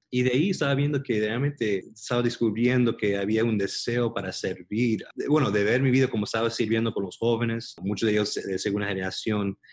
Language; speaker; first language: Spanish; early bilingual, heritage; Spanish